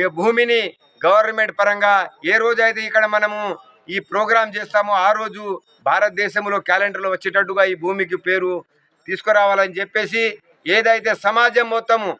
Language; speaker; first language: Telugu; non-native, local second language; Lambadi